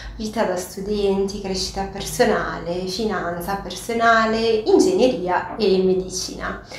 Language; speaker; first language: Italian; non-native, fluent; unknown